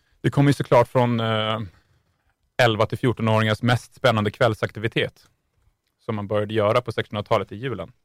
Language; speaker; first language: Swedish; native; Swedish